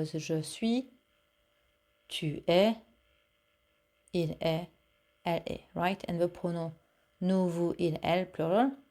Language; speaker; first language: French; non-native, fluent; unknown